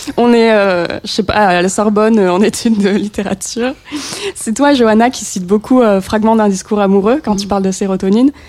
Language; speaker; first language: French; native; French